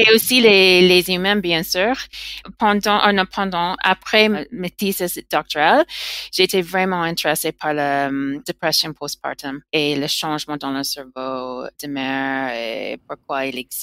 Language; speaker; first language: French; non-native, learner; English